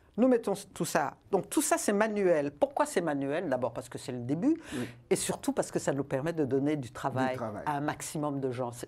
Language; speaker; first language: French; non-native, local second language; Rundi